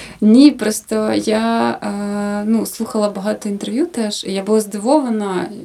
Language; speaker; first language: Ukrainian; native; Ukrainian